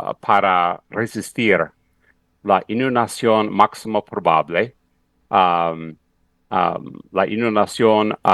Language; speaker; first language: Spanish; non-native, fluent; English